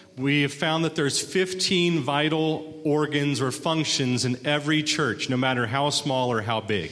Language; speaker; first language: English; native; English